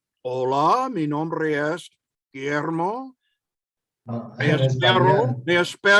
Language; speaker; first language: Spanish; non-native, learner; English